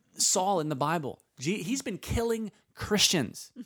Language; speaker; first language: English; early bilingual, other home language; Icelandic